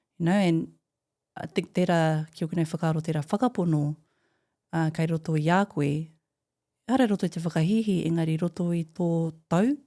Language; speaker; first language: Māori; native; Māori